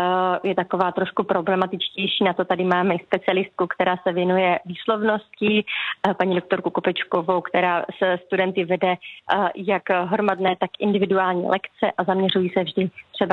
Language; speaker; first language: Czech; native; Czech